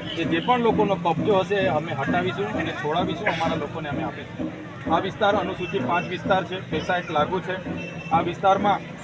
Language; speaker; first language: Gujarati; non-native, local second language; Vasavi